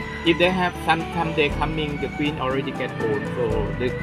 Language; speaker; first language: English; non-native, learner; Thai